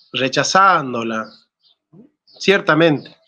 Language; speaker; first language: Spanish; native; Spanish